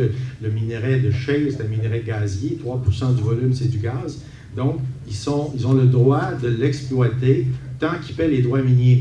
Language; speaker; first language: French; native; French